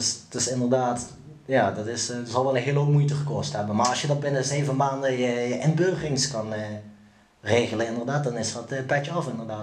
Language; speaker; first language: Dutch; native; Dutch